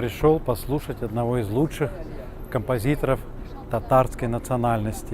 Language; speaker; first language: Russian; native; Russian